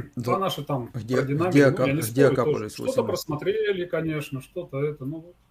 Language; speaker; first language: Russian; native; Russian